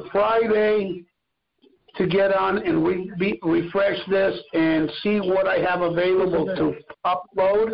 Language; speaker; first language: English; non-native, fluent; Spanish